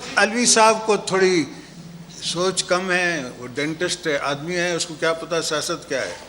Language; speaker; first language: Urdu; non-native, local second language; Sindhi